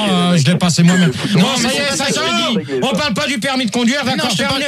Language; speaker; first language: French; native; French